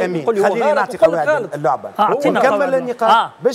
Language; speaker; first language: Arabic; native; Arabic